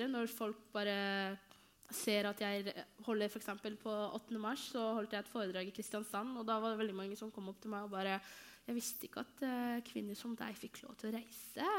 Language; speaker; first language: Norwegian; early bilingual, other home language; Somali